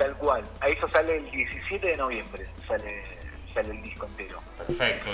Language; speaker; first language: Spanish; native; Spanish